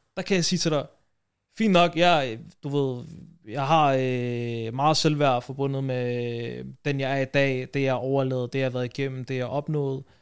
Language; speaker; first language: Danish; early bilingual, other home language; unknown